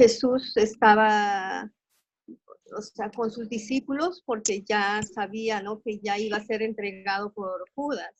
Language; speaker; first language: Spanish; native; Spanish